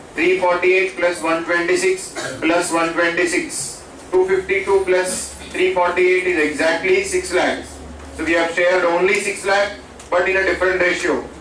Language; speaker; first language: English; non-native, local second language; Telugu